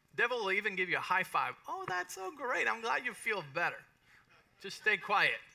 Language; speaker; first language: English; native; English